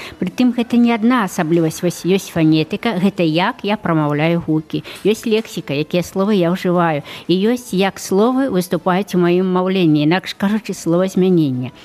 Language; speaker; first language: Belarusian; native; Belarusian